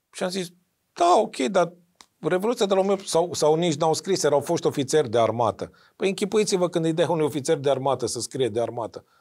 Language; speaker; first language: Romanian; native; Romanian